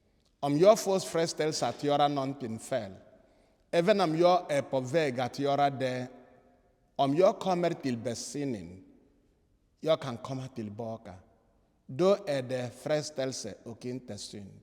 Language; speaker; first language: Swedish; non-native, fluent; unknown